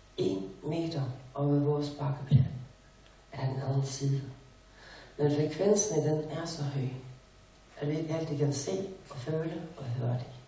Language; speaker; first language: Danish; native; Danish